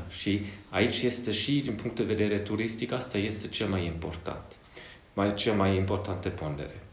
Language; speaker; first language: Romanian; non-native, fluent; Hungarian